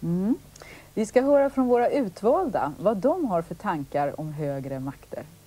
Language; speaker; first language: Swedish; native; Swedish